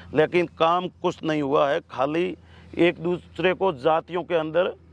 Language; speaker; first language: Hindi; native; Hindi